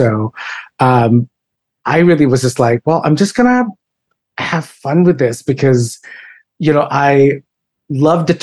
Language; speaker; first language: English; non-native, local second language; Filipino